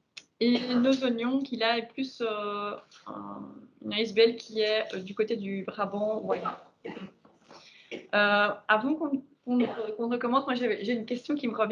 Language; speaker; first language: French; native; French